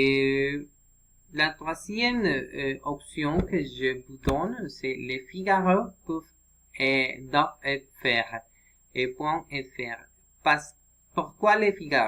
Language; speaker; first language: French; non-native, learner; Spanish